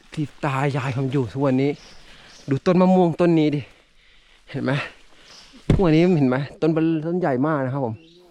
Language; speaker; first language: Thai; non-native, local second language; Karen languages